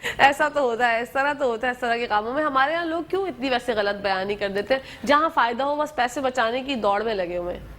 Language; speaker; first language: Urdu; native; Urdu